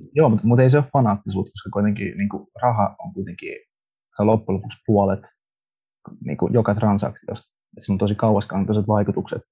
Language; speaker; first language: Finnish; early bilingual, other home language; Russian